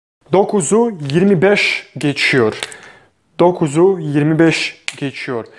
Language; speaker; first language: Turkish; non-native, fluent; Bosnian